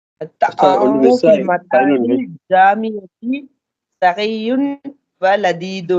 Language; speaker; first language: Arabic; non-native, learner; Tamil